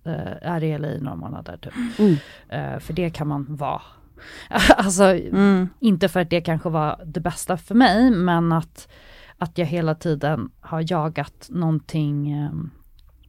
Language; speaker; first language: Swedish; native; Swedish